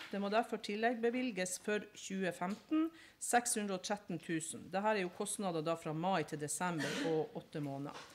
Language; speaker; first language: Norwegian; native; Norwegian